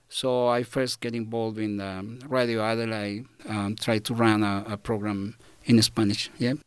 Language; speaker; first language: English; non-native, fluent; Spanish